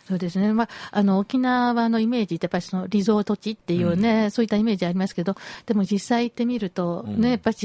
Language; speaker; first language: Japanese; native; Japanese